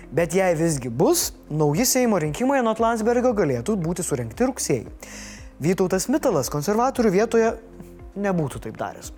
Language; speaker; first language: Lithuanian; native; Lithuanian